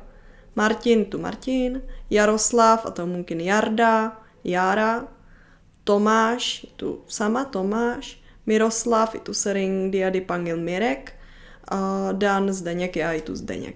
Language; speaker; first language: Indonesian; non-native, fluent; Czech